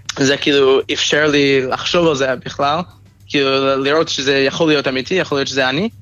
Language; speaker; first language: Hebrew; non-native, fluent; English